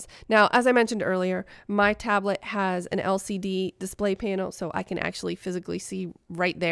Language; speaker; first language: English; native; English